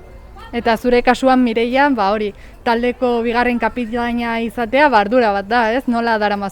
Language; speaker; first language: Basque; native; Basque